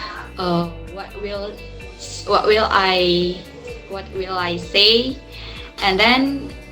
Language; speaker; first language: English; non-native, learner; Indonesian